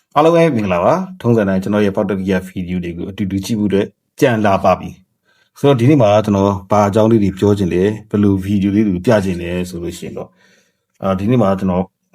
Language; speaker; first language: Burmese; native; Burmese